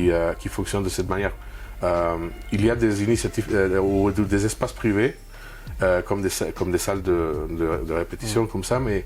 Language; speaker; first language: French; non-native, fluent; Spanish